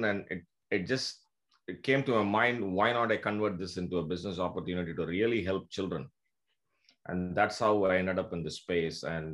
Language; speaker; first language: English; non-native, local second language; Tamil